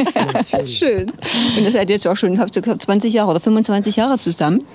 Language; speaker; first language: German; native; German